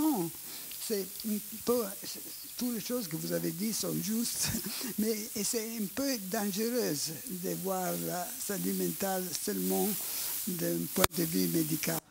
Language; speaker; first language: French; non-native, learner; Italian